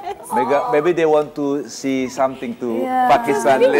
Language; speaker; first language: English; non-native, fluent; Indonesian